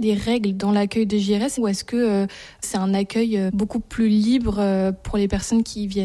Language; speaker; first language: French; native; French